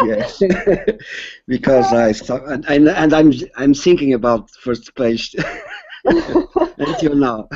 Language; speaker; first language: English; non-native, learner; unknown